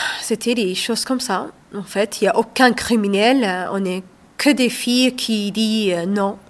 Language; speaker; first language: French; non-native, learner; Somali